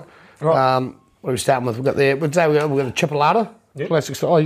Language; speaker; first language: English; native; English